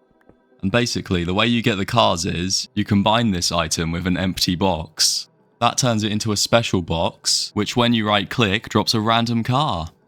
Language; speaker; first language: English; native; English